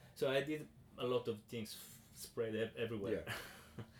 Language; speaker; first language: English; non-native, learner; Italian